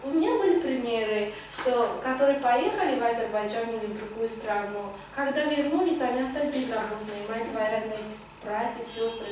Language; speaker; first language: Russian; non-native, fluent; Azerbaijani